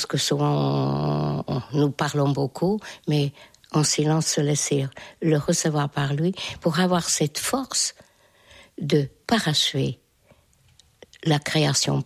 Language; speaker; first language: French; non-native, fluent; Hungarian